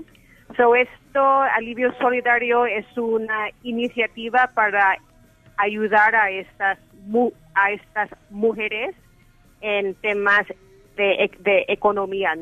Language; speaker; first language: Spanish; early bilingual, heritage; English